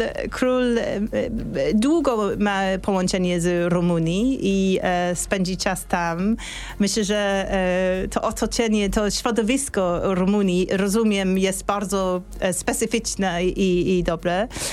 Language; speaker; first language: Polish; non-native, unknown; English